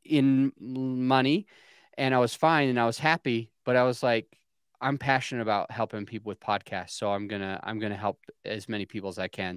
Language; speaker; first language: English; native; English